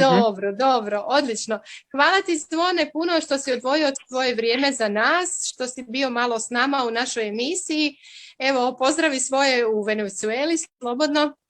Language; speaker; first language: Croatian; native; Croatian